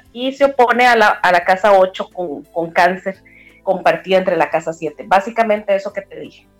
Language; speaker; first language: Spanish; native; Spanish